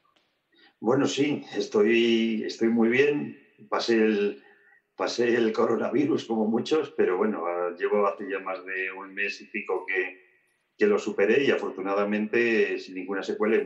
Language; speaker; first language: Spanish; native; Spanish